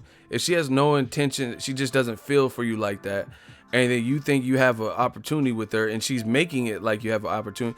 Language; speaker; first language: English; native; English